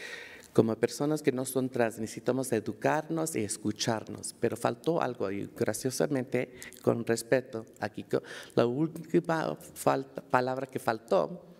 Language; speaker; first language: Spanish; early bilingual, heritage; Spanish